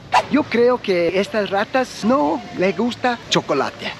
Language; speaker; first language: Spanish; non-native, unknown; English